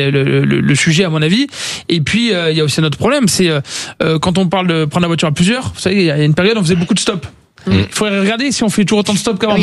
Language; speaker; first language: French; native; French